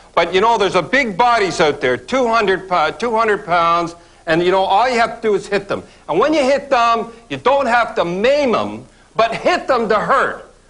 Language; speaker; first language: English; native; English